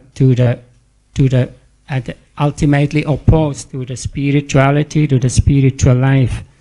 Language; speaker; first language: English; non-native, fluent; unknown